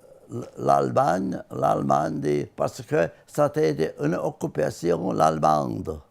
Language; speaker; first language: French; non-native, learner; Latvian